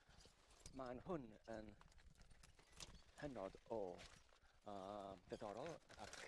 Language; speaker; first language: Welsh; non-native, learner; English